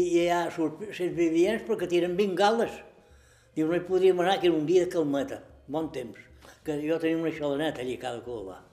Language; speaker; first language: Catalan; native; Catalan